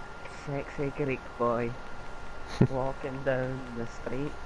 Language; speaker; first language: English; native; English